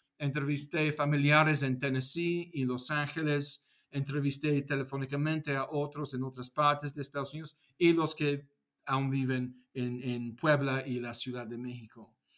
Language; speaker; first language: Spanish; non-native, fluent; English